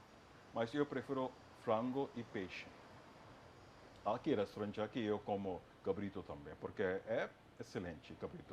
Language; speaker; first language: Portuguese; non-native, fluent; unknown